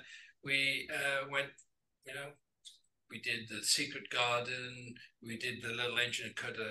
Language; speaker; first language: English; native; English